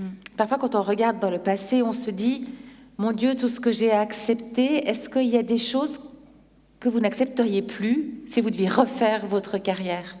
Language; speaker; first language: French; native; French